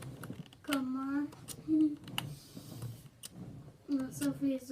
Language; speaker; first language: French; native; French